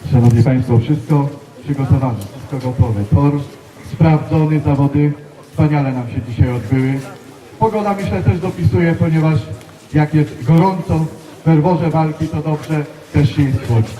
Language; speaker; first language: Polish; native; Polish